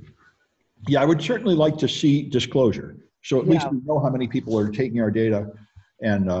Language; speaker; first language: English; native; English